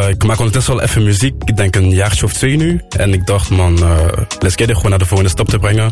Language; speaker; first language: Dutch; non-native, local second language; French